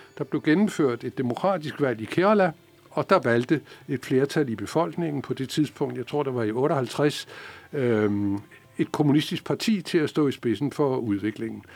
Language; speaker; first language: Danish; native; Danish